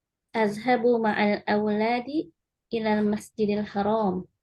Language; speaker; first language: Arabic; non-native, learner; Indonesian